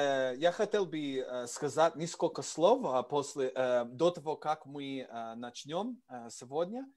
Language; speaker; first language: Russian; non-native, learner; English